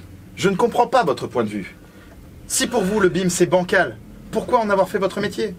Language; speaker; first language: French; native; French